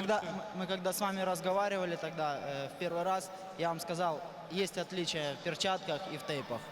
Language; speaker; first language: Russian; native; Russian